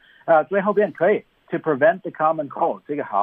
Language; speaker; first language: Chinese; non-native, fluent; English